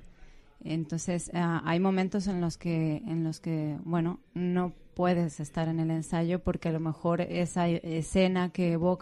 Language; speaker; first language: Spanish; native; Spanish